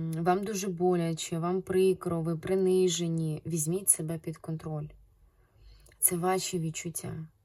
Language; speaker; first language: Ukrainian; non-native, local second language; Russian